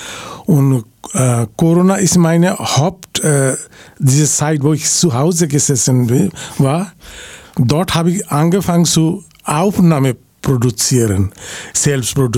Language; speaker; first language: German; non-native, fluent; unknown